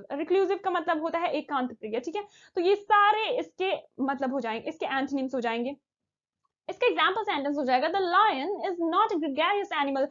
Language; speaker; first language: Hindi; native; Hindi